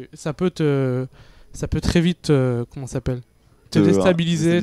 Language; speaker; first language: French; native; French